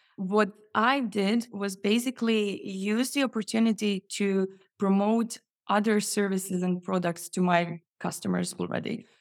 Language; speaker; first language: English; non-native, fluent; Croatian